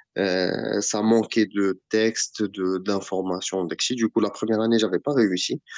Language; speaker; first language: French; non-native, local second language; Arabic